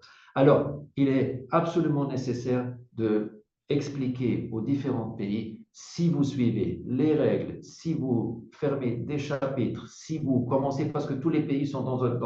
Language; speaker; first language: French; non-native, fluent; German